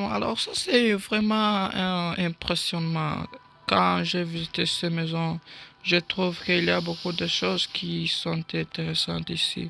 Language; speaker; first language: French; non-native, learner; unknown